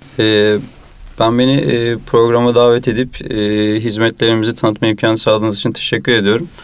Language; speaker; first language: Turkish; native; Turkish